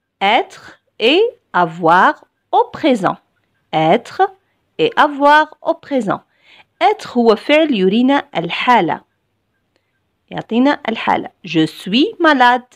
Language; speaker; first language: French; non-native, local second language; Arabic